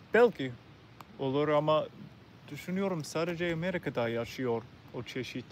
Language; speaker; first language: Turkish; non-native, learner; English